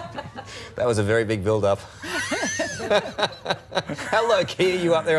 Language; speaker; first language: English; native; English